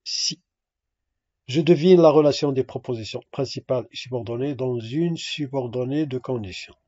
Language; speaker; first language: French; non-native, local second language; Arabic